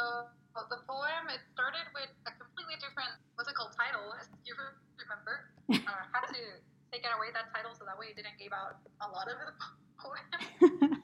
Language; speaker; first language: English; non-native, fluent; Spanish